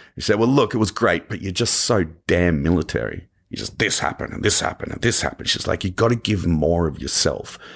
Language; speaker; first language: English; native; English